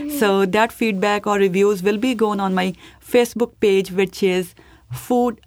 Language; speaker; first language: English; non-native, local second language; Hindi